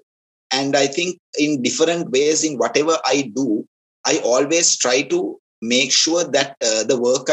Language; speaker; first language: English; non-native, local second language; Sinhala